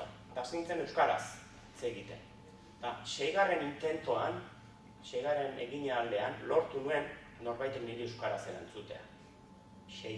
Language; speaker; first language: Basque; native; Basque